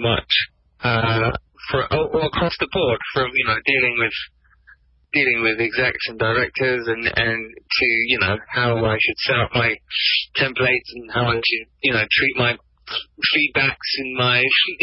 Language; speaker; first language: English; native; English